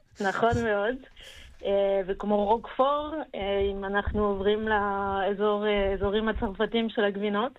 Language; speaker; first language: Hebrew; non-native, fluent; French